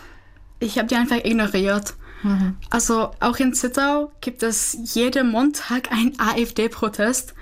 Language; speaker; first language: German; non-native, fluent; Czech